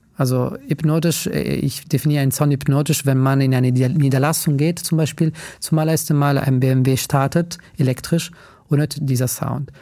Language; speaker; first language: German; non-native, fluent; Italian